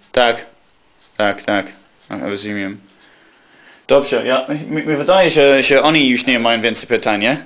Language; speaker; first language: Polish; non-native, learner; English